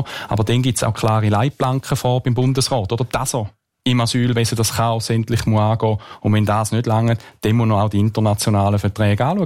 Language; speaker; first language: German; native; German